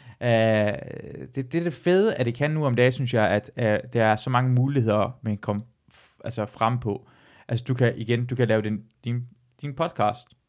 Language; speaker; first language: Danish; early bilingual, other home language; Persian